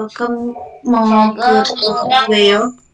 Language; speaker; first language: Korean; non-native, learner; Indonesian